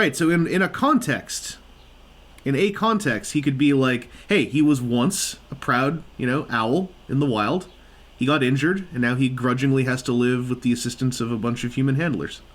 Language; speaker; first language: English; native; English